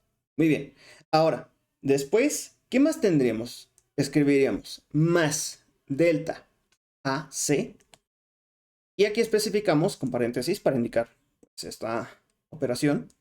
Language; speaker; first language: Spanish; native; Spanish